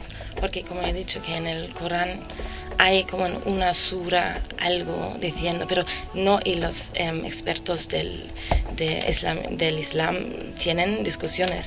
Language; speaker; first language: Spanish; non-native, fluent; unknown